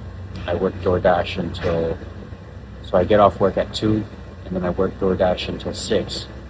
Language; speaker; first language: English; native; English